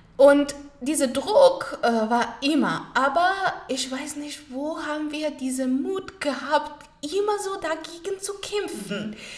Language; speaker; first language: German; non-native, learner; Pashto